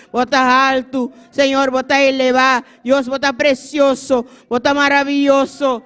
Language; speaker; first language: Spanish; non-native, learner; Papiamento